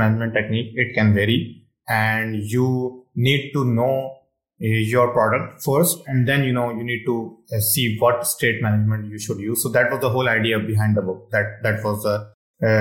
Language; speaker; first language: English; non-native, local second language; Urdu